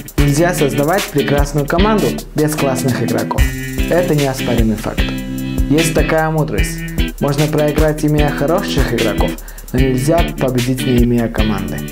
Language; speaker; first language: Russian; non-native, fluent; Armenian